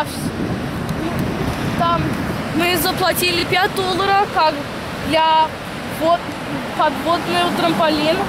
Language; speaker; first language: Russian; early bilingual, heritage; Russian